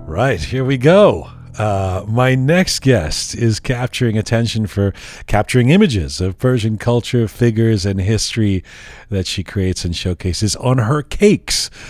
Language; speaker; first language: English; native; English